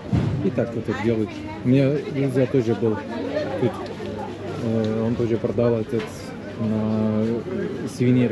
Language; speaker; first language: Russian; non-native, learner; Turkish